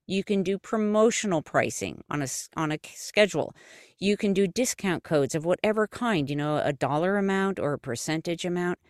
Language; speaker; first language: English; native; English